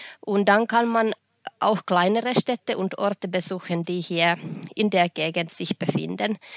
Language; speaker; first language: German; non-native, fluent; Finnish